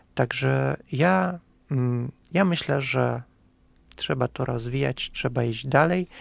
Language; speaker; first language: Polish; non-native, fluent; Russian